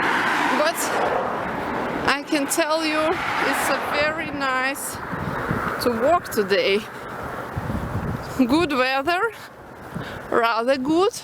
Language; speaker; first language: English; non-native, local second language; Russian